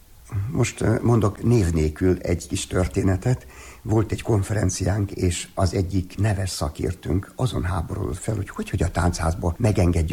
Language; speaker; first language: Hungarian; native; Hungarian